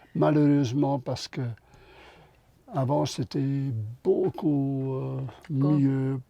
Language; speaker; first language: French; non-native, local second language; Dutch